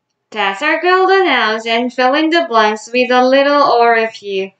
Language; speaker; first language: English; non-native, fluent; Korean